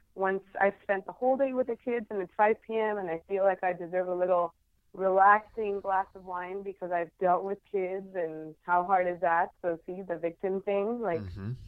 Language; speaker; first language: English; non-native, fluent; Spanish